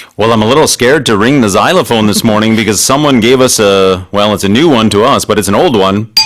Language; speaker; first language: English; native; English